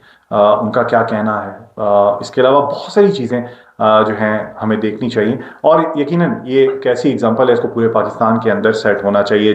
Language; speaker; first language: Urdu; non-native, local second language; Northern Hindko